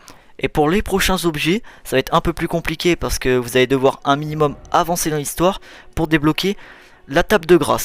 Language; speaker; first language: French; native; French